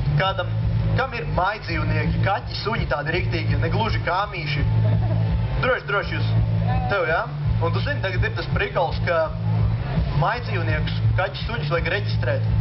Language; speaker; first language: Latvian; non-native, local second language; Russian